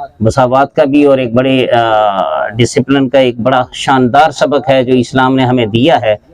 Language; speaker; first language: Urdu; native; Urdu